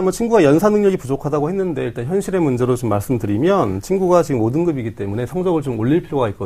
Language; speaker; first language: Korean; native; Korean